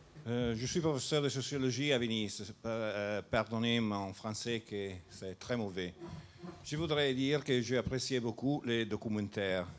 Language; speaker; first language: French; non-native, learner; Italian